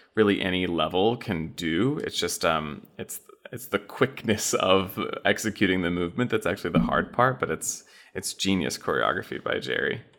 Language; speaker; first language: English; native; English